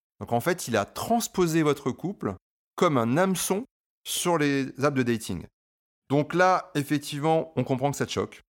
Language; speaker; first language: French; native; French